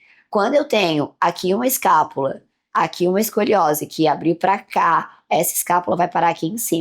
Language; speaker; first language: Portuguese; native; Portuguese